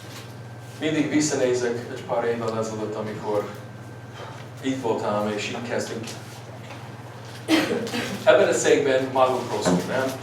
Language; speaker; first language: Hungarian; early bilingual, heritage; English